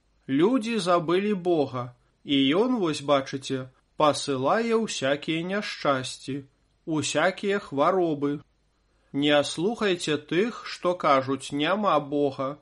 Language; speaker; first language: Belarusian; native; Belarusian